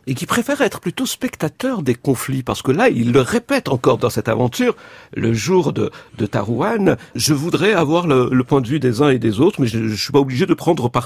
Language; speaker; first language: French; native; French